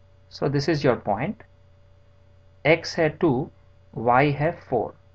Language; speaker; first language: English; non-native, local second language; Hindi